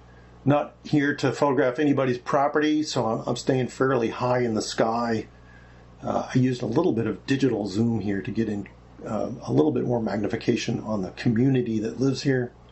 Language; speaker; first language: English; native; English